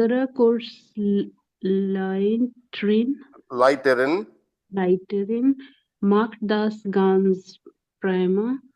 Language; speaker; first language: German; non-native, learner; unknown